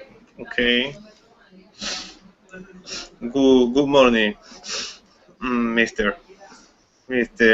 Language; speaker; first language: English; non-native, learner; Spanish